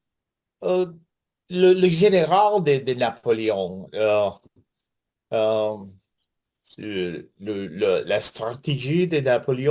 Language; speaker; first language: French; non-native, learner; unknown